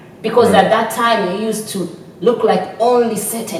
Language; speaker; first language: English; non-native, local second language; Swahili